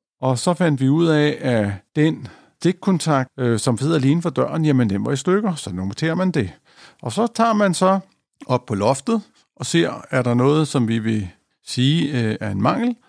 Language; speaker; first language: Danish; native; Danish